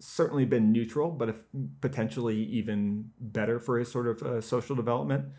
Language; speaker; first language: English; native; English